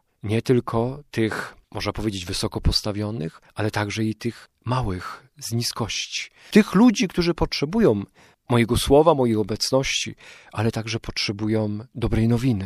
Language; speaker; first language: Polish; native; Polish